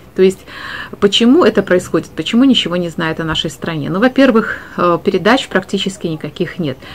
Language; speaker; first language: Russian; native; Russian